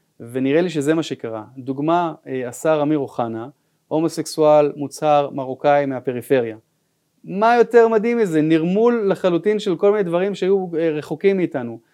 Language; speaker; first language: Hebrew; native; Hebrew